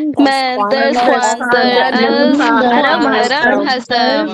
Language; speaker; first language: Persian; non-native, learner; Urdu